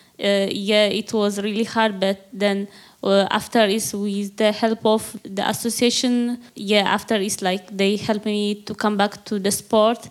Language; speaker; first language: English; non-native, learner; Tigrinya